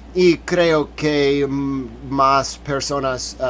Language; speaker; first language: Spanish; non-native, learner; English